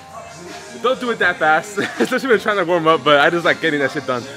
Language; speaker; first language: English; native; English